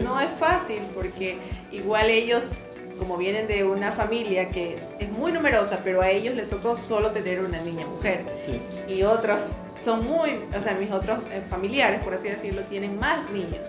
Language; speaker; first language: Spanish; native; Spanish